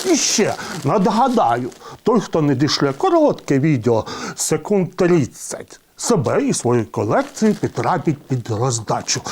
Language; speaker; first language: Ukrainian; non-native, local second language; Russian